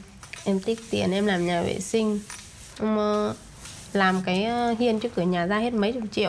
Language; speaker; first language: Vietnamese; native; Vietnamese